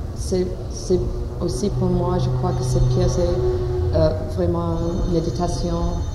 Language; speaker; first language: French; non-native, learner; English